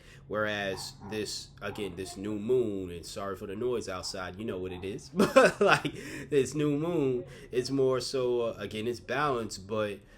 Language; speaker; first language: English; native; English